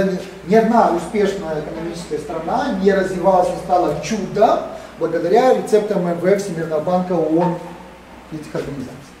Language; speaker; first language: Russian; native; Russian